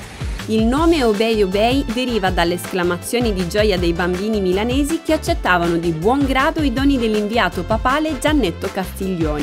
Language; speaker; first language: Italian; native; Italian